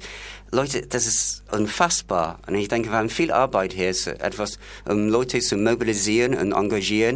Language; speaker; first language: German; non-native, fluent; English